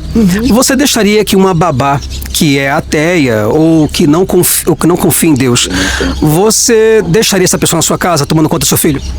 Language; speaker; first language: Portuguese; native; Portuguese